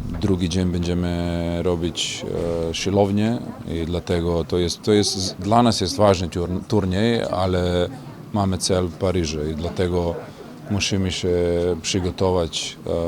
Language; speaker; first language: Polish; non-native, learner; Serbian